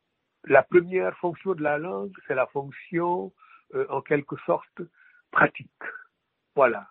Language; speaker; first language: French; non-native, local second language; Wolof